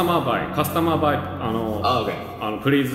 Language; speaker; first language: English; non-native, learner; Japanese